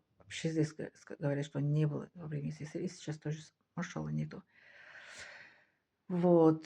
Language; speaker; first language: Russian; non-native, fluent; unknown